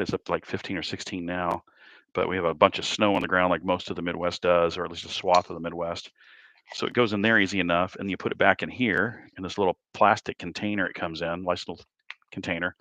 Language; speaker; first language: English; native; English